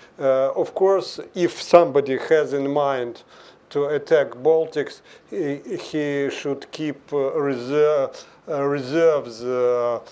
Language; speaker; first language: English; non-native, fluent; Russian